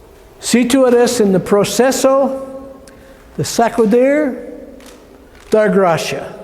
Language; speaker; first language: Spanish; non-native, learner; English